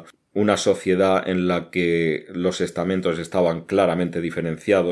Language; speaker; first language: Spanish; native; Spanish